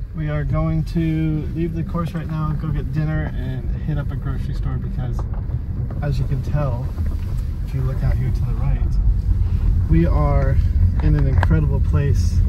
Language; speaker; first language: English; native; English